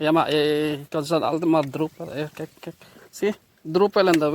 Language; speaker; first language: Dutch; non-native, learner; Filipino